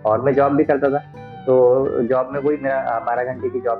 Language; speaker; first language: Hindi; non-native, local second language; Marathi